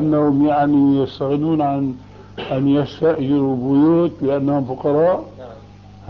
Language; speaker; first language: Arabic; early bilingual, other home language; Albanian